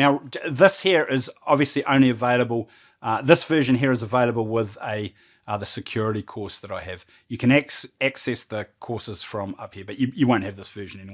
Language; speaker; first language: English; native; English